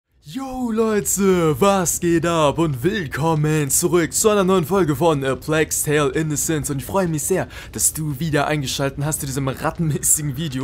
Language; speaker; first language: German; native; German